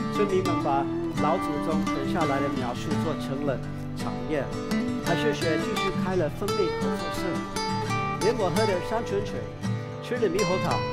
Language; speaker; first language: Chinese; non-native, fluent; English